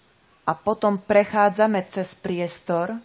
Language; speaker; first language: Slovak; native; Slovak